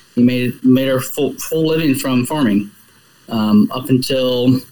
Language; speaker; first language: English; native; English